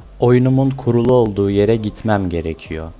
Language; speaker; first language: Turkish; native; Turkish